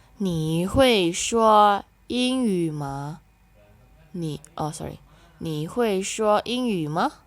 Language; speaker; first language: Chinese; non-native, learner; Indonesian